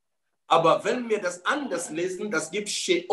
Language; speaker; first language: German; non-native, fluent; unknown